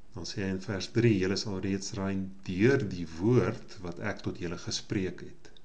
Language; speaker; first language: Afrikaans; native; Afrikaans